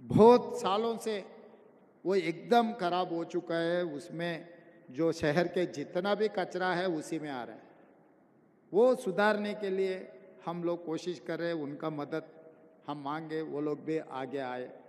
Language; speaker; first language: Hindi; non-native, local second language; Telugu